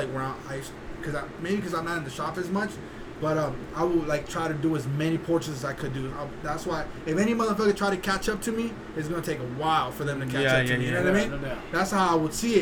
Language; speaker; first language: English; early bilingual, other home language; Spanish